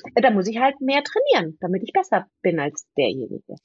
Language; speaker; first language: German; native; German